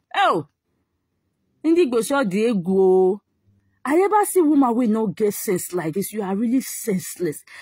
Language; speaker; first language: Nigerian Pidgin; non-native, local second language; Igbo